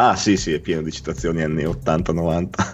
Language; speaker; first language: Italian; native; Italian